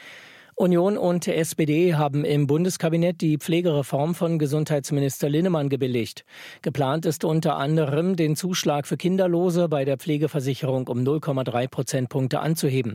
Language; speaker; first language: German; native; German